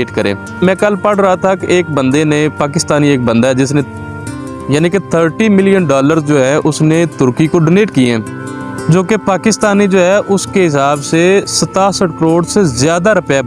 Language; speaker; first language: Urdu; non-native, local second language; Punjabi